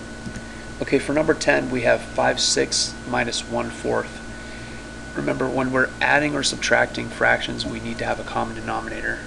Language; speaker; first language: English; native; English